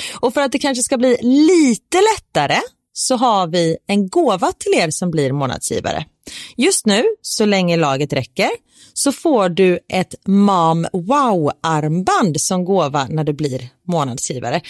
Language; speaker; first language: Swedish; native; Swedish